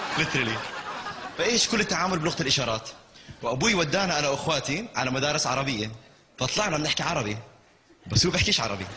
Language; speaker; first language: Arabic; non-native, local second language; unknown